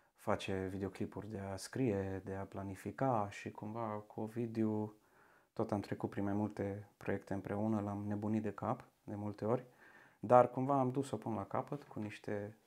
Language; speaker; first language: Romanian; early bilingual, heritage; Romanian